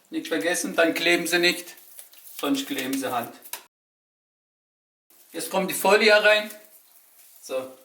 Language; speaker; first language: German; non-native, learner; Turkish